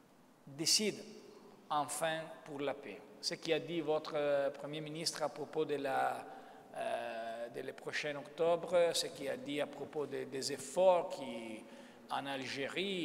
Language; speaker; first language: French; non-native, fluent; Italian